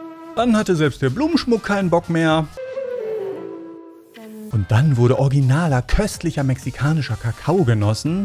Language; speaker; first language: German; native; German